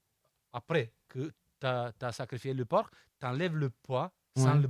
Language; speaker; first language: French; non-native, fluent; Romanian